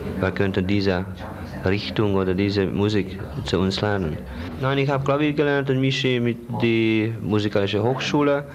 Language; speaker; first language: German; non-native, learner; Hungarian